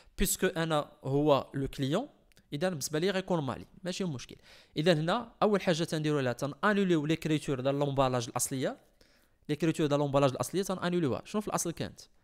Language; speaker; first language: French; non-native, local second language; Arabic